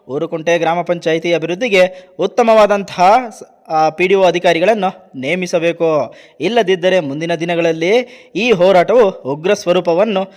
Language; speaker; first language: Kannada; native; Kannada